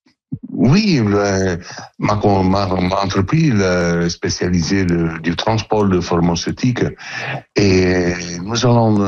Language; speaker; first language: French; non-native, learner; Italian